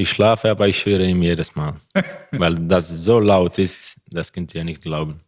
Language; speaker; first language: German; non-native, learner; Croatian